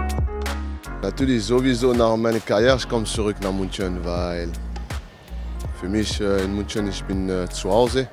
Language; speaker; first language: German; non-native, learner; French